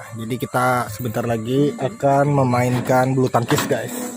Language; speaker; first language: Indonesian; non-native, local second language; Banjar